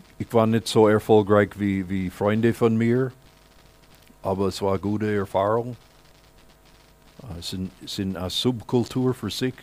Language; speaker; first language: German; non-native, fluent; English